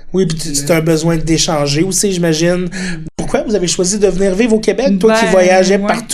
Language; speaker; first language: French; native; French